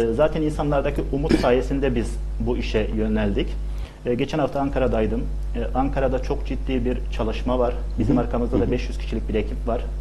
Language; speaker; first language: Turkish; native; Turkish